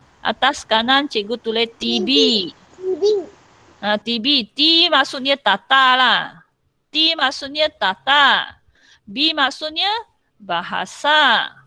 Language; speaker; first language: Malay; non-native, local second language; Chinese